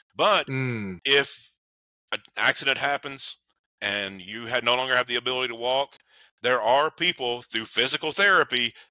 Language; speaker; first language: English; native; English